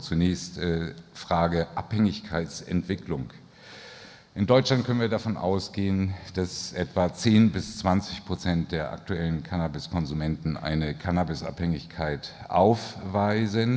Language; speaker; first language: German; native; German